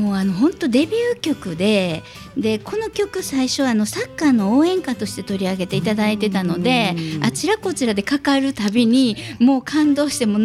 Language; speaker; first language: Japanese; native; Japanese